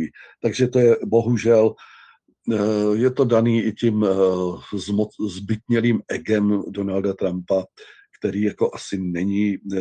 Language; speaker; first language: Czech; native; Czech